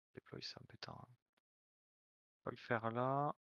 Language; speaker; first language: French; native; French